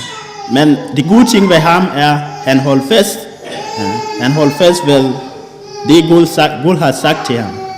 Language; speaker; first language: Danish; non-native, fluent; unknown